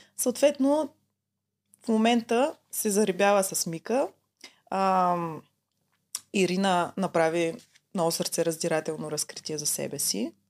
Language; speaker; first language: Bulgarian; native; Bulgarian